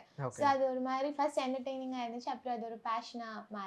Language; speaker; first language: Tamil; non-native, local second language; Malayalam